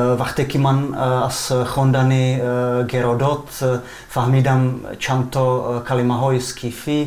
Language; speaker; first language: Persian; non-native, fluent; Czech